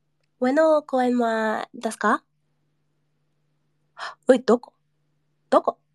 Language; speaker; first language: Japanese; non-native, learner; English